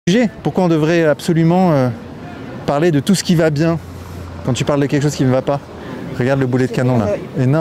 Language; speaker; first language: French; native; French